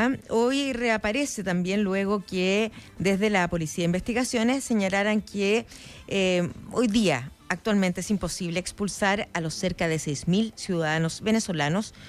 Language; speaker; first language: Spanish; native; Spanish